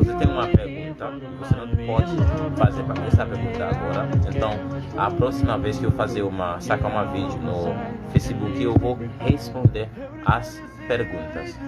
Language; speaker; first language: Portuguese; non-native, learner; Haitian Creole